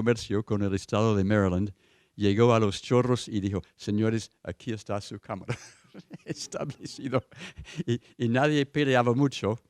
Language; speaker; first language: Spanish; non-native, fluent; English